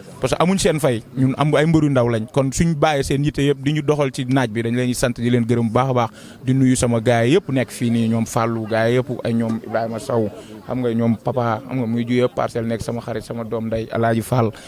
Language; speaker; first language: Wolof; native; Wolof